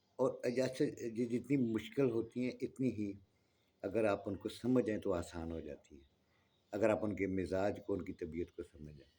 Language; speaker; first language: Urdu; non-native, local second language; Punjabi